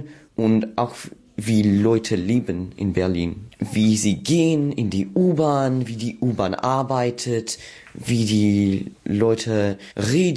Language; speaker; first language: German; non-native, learner; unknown